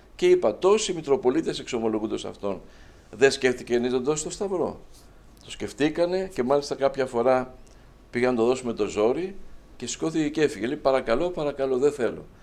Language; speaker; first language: Greek; native; Greek